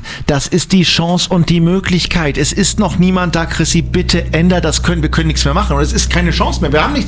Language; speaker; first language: German; native; German